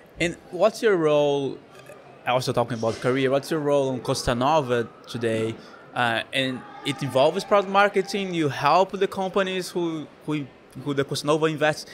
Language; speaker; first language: English; non-native, fluent; Portuguese